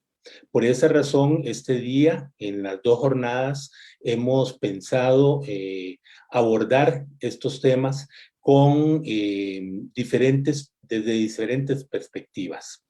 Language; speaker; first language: Spanish; native; Spanish